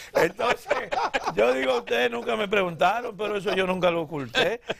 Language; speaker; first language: Spanish; native; Spanish